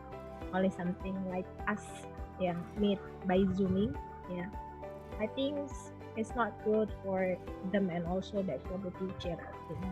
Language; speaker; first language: English; non-native, local second language; Indonesian